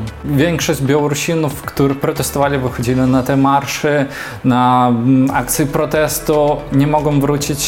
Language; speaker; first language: Polish; non-native, fluent; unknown